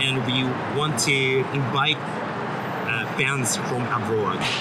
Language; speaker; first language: English; non-native, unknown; Japanese